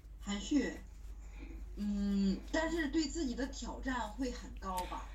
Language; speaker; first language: Chinese; non-native, learner; Japanese